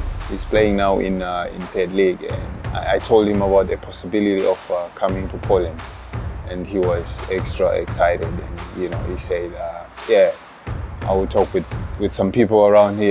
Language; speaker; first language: English; non-native, local second language; Shona